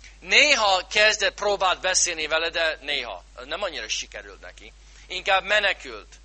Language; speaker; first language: Hungarian; non-native, fluent; English